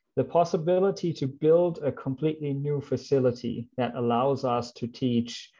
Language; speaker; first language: English; non-native, fluent; German